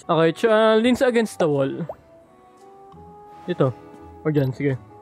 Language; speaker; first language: English; non-native, local second language; Filipino